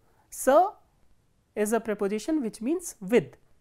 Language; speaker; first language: English; non-native, local second language; Hindi